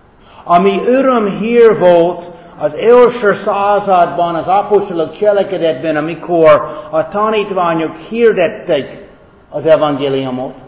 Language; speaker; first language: Hungarian; non-native, fluent; English